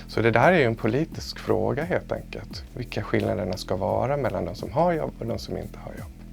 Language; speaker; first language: Swedish; native; Swedish